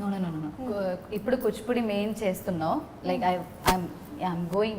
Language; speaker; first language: Telugu; non-native, learner; Malayalam